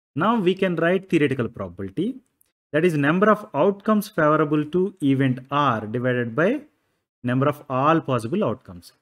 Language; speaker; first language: English; non-native, local second language; Telugu